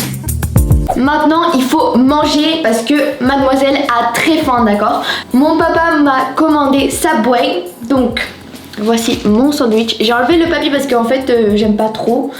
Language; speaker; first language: French; native; French